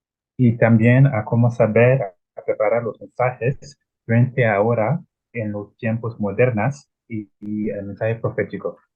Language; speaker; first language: Spanish; non-native, learner; Italian